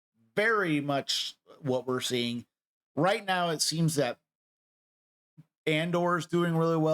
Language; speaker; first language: English; native; English